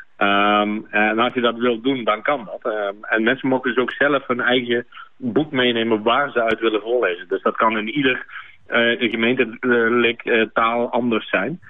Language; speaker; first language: Dutch; native; Dutch